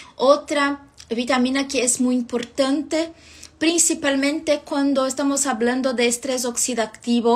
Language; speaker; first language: Spanish; non-native, fluent; Portuguese